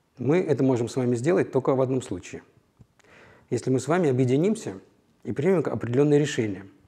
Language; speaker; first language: Russian; native; Russian